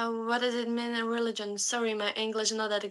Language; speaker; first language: English; non-native, learner; Slovak